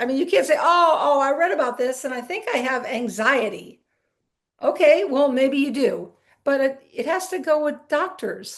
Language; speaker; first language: English; native; English